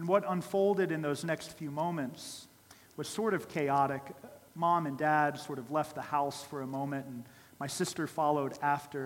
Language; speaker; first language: English; native; English